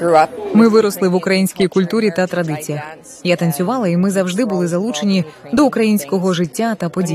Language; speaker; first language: Ukrainian; early bilingual, heritage; Ukrainian